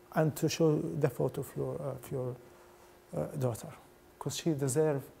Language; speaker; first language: English; non-native, fluent; Arabic